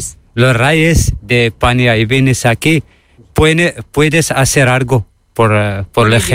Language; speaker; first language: Spanish; non-native, learner; Arabic